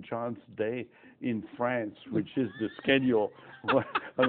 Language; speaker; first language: English; non-native, fluent; French